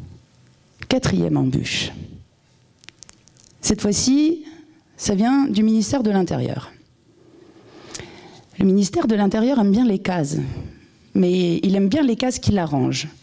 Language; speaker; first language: French; native; French